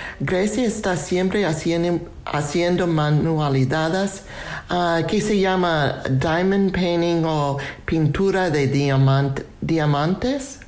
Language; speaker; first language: Spanish; non-native, fluent; English